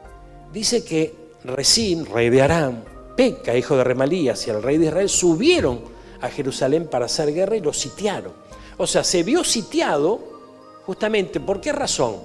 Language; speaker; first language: Spanish; native; Spanish